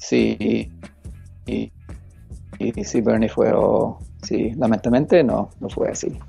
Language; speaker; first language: Spanish; non-native, fluent; English